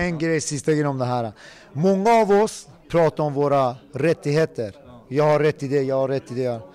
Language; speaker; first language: Swedish; early bilingual, other home language; Persian